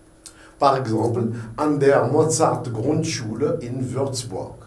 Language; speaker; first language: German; non-native, fluent; Arabic